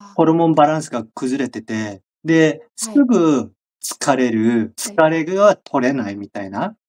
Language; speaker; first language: Japanese; non-native, fluent; Korean